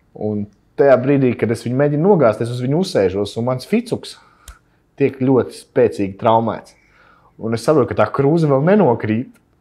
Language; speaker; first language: Latvian; native; Latvian